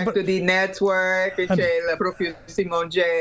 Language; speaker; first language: Italian; non-native, learner; English